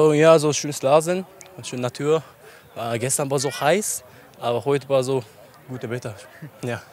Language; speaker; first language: German; non-native, learner; Japanese